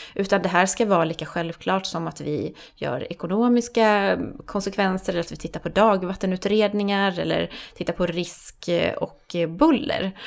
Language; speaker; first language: Swedish; native; Swedish